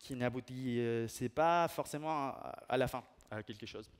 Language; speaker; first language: French; non-native, fluent; Spanish